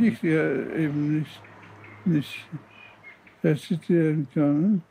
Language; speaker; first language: German; non-native, fluent; Polish